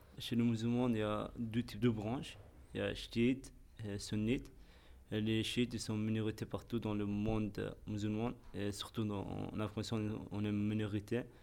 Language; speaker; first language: French; non-native, fluent; Persian